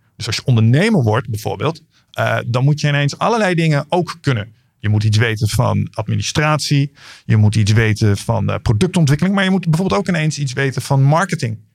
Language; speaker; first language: Dutch; native; Dutch